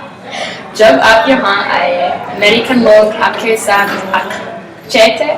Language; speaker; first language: Hindi; non-native, learner; English